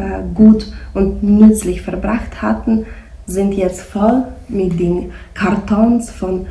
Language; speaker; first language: German; non-native, fluent; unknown